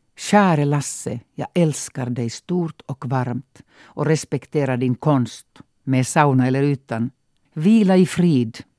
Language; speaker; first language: Swedish; non-native, local second language; Finnish